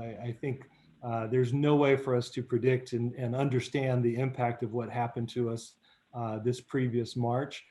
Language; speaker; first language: English; native; English